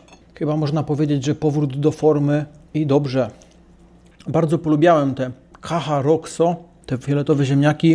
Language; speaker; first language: Polish; native; Polish